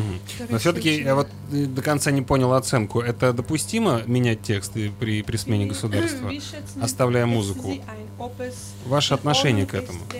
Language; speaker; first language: Russian; native; Russian